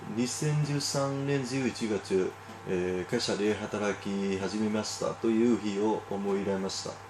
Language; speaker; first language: Japanese; non-native, learner; Vietnamese